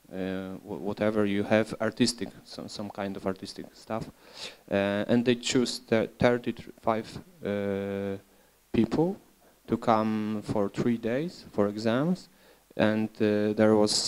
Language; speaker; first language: English; non-native, learner; Polish